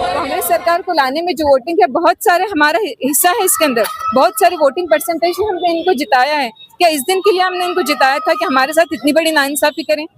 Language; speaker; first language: Urdu; native; Urdu